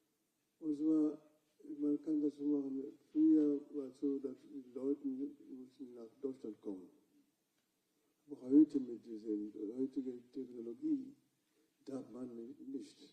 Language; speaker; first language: German; non-native, fluent; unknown